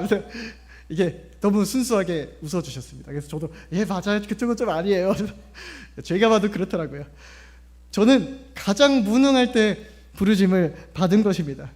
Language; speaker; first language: Korean; native; Korean